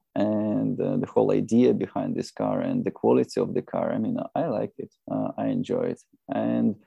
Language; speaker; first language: English; non-native, fluent; Russian